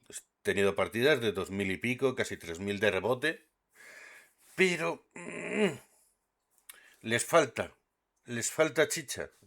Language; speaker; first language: Spanish; native; Spanish